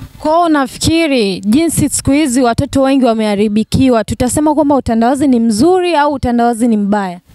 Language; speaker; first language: Swahili; native; Swahili